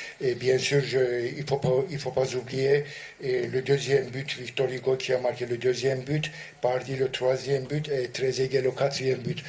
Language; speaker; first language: French; non-native, fluent; Turkish